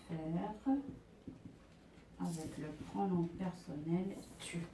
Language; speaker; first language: French; non-native, local second language; Arabic